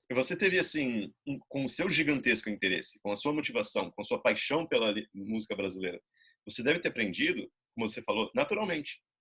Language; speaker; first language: Portuguese; native; Portuguese